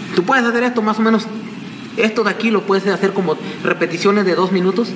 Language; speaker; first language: Spanish; non-native, local second language; Nahuatl languages